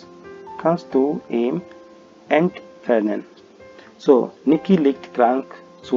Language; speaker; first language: German; non-native, fluent; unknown